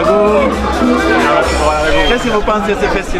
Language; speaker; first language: French; native; French